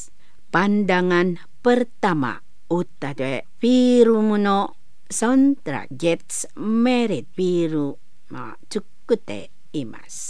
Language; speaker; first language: Japanese; non-native, learner; Indonesian